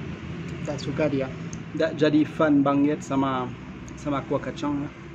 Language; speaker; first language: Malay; non-native, fluent; French